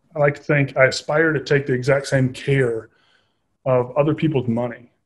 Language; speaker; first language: English; native; English